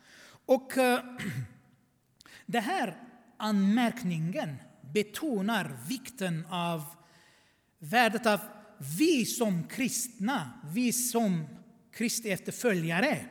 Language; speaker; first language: Swedish; non-native, fluent; Armenian